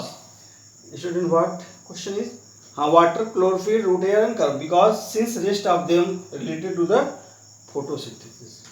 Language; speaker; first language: English; non-native, local second language; Hindi